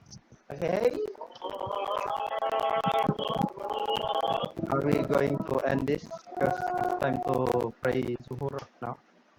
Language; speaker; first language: English; non-native, learner; Indonesian